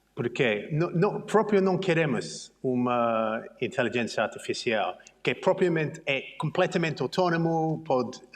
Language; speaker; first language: Portuguese; non-native, learner; English